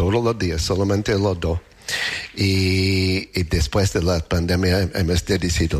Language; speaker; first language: Spanish; non-native, learner; English